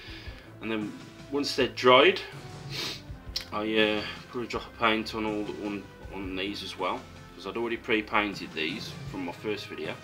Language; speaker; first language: English; native; English